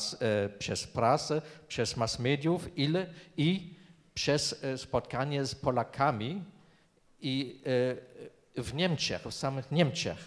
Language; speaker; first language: Polish; non-native, fluent; German